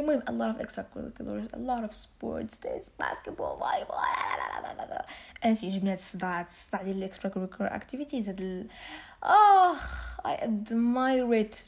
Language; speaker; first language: English; non-native, fluent; Arabic